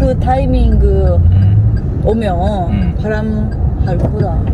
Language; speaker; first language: Korean; non-native, learner; Japanese